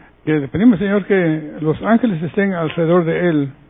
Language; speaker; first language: Spanish; native; Spanish